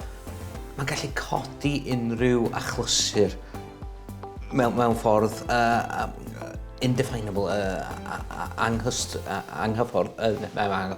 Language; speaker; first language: Welsh; native; Welsh